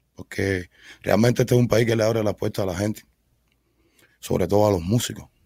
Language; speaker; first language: Spanish; native; Spanish